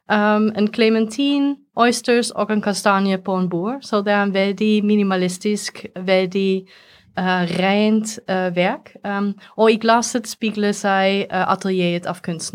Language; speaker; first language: Norwegian; non-native, fluent; Dutch